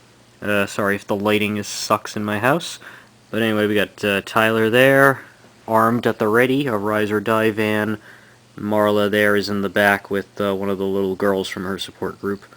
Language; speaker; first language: English; native; English